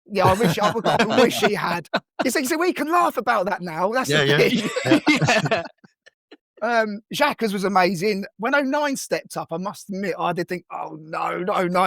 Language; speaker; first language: English; native; English